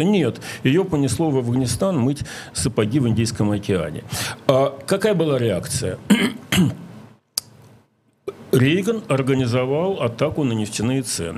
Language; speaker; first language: Russian; native; Russian